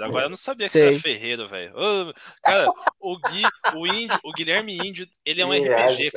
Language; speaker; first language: Portuguese; native; Portuguese